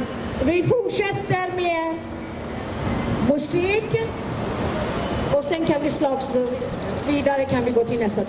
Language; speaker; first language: Swedish; non-native, fluent; Persian